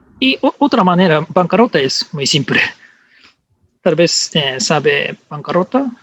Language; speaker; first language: Spanish; non-native, learner; Japanese